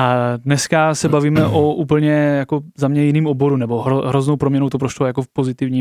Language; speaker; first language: Czech; native; Czech